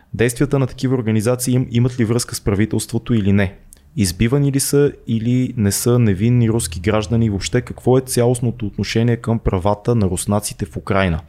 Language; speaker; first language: Bulgarian; native; Bulgarian